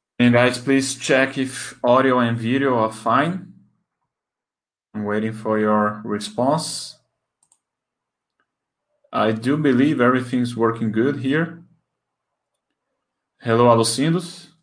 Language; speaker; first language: English; non-native, fluent; Portuguese